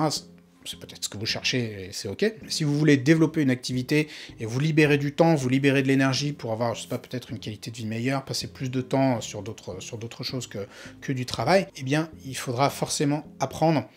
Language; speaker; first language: French; native; French